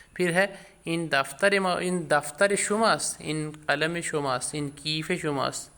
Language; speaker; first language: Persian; non-native, fluent; Urdu